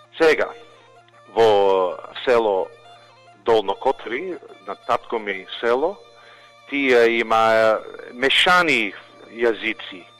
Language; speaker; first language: Macedonian; early bilingual, heritage; Macedonian